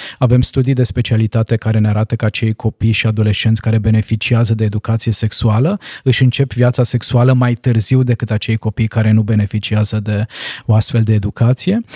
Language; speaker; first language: Romanian; non-native, local second language; Hungarian